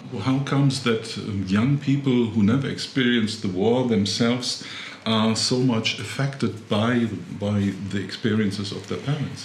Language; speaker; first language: English; non-native, fluent; German